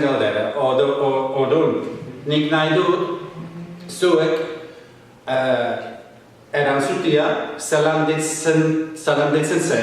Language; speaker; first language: Basque; non-native, fluent; English